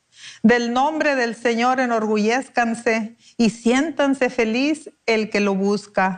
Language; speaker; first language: Spanish; native; Spanish